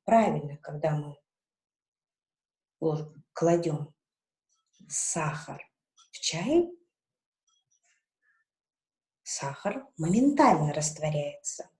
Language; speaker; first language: Russian; non-native, local second language; Kazakh